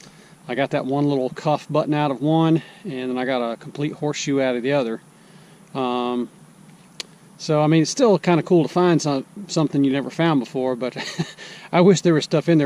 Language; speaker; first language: English; native; English